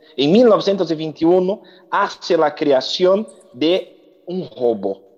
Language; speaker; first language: Spanish; non-native, learner; Portuguese